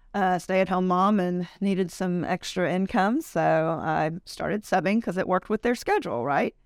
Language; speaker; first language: English; native; English